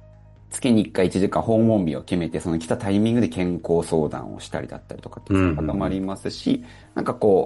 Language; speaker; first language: Japanese; native; Japanese